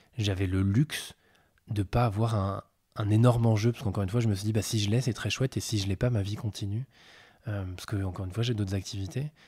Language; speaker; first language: French; native; French